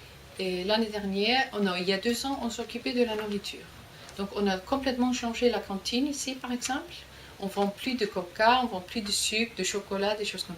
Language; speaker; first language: French; non-native, fluent; Icelandic